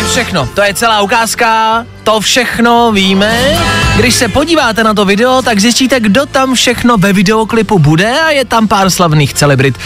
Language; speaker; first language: Czech; native; Czech